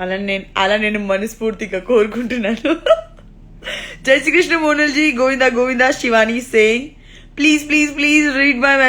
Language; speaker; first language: Telugu; non-native, learner; Gujarati